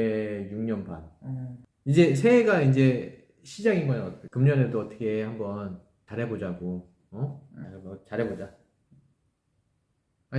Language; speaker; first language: Korean; native; Korean